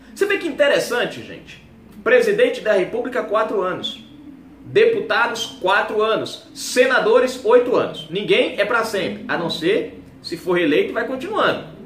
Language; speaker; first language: Portuguese; native; Portuguese